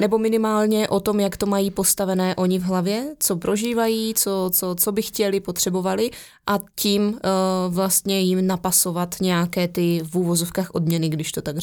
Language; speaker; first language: Czech; native; Czech